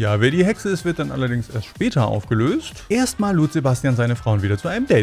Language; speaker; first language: German; native; German